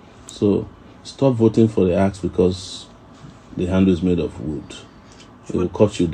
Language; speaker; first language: English; non-native, local second language; Yoruba